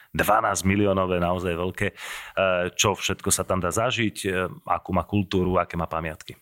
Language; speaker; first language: Slovak; native; Slovak